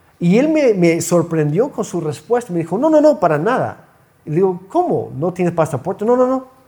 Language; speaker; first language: Spanish; non-native, fluent; English